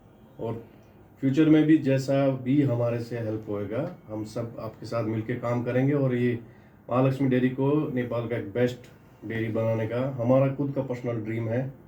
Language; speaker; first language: Hindi; native; Hindi